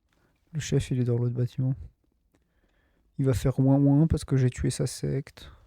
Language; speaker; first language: French; native; French